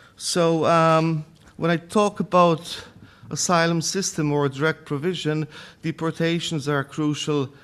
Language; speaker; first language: English; non-native, fluent; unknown